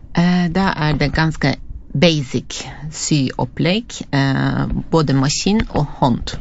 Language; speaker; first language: Norwegian; non-native, fluent; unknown